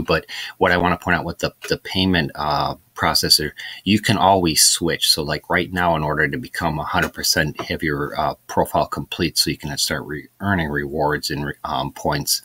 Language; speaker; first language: English; native; English